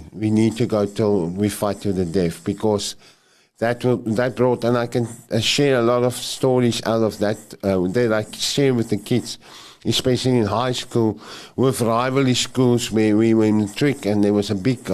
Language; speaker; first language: English; non-native, local second language; Afrikaans